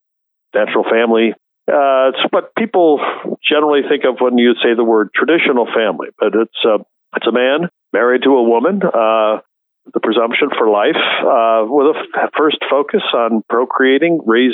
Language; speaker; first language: English; native; English